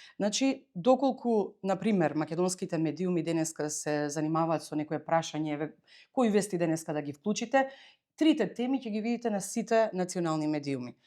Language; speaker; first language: Macedonian; native; Macedonian